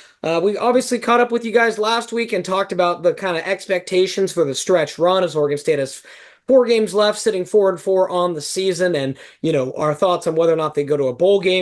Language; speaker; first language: English; native; English